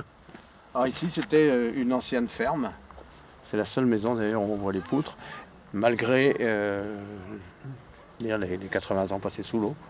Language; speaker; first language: French; native; French